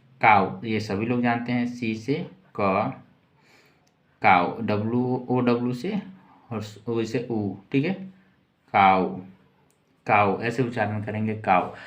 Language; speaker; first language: Hindi; native; Hindi